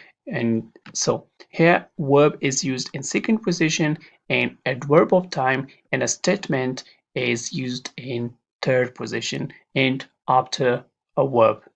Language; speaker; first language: English; non-native, fluent; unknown